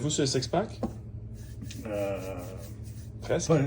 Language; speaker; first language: French; native; French